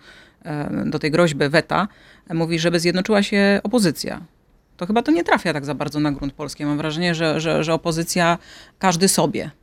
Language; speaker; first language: Polish; native; Polish